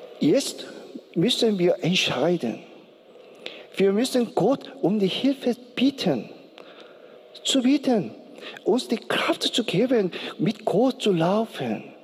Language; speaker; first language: German; non-native, learner; Korean